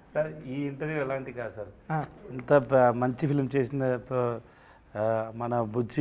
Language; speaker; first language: Telugu; non-native, learner; Tamil